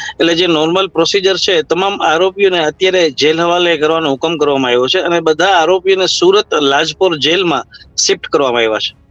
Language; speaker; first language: Gujarati; native; Gujarati